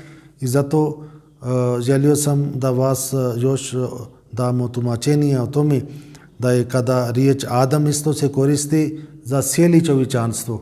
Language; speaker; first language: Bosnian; non-native, fluent; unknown